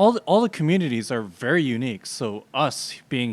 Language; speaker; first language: English; native; English